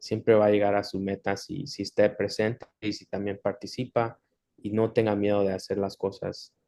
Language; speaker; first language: Spanish; early bilingual, heritage; Spanish